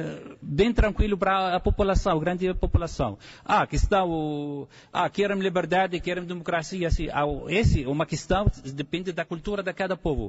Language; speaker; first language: Portuguese; non-native, fluent; Arabic